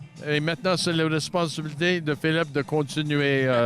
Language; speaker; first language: French; non-native, local second language; English